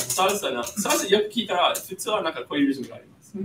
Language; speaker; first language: Japanese; non-native, fluent; English